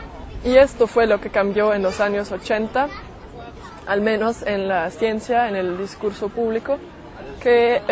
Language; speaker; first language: Spanish; non-native, fluent; German